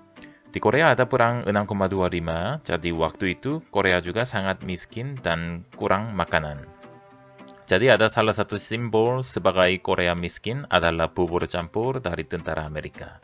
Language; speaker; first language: Indonesian; non-native, fluent; Korean